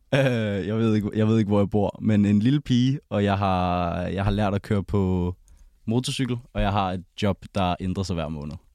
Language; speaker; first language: Danish; native; Danish